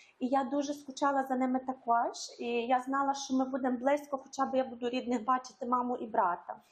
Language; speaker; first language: Ukrainian; native; Ukrainian